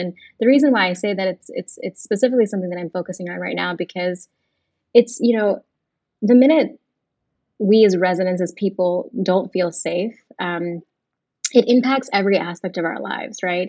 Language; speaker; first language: English; native; English